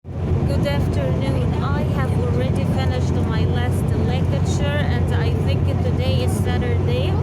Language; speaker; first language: English; non-native, learner; Arabic